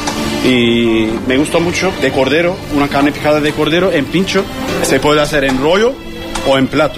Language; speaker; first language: Spanish; non-native, learner; Turkish